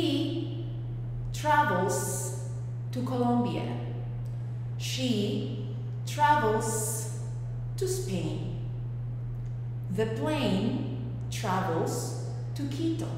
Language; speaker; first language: English; non-native, fluent; Spanish